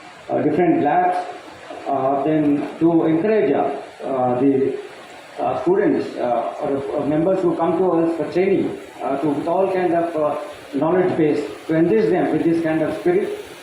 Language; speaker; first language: English; non-native, local second language; Telugu